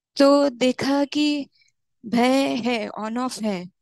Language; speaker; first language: Hindi; non-native, local second language; Marathi